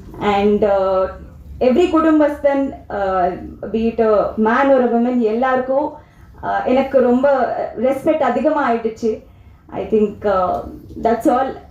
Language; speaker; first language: Tamil; non-native, learner; Telugu